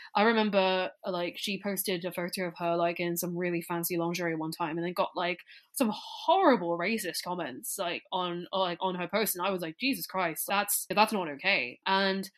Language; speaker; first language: English; non-native, local second language; Cantonese